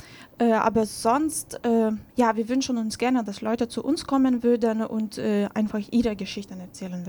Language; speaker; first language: German; non-native, fluent; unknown